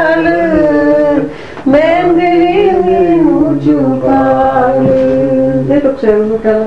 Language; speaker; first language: Greek; native; Greek